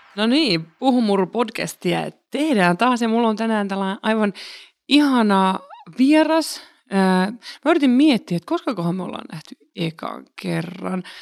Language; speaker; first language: Finnish; native; Finnish